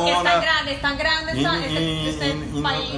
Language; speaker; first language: Spanish; native; Spanish